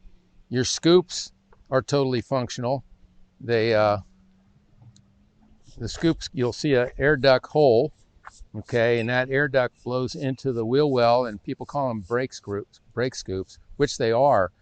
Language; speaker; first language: English; native; English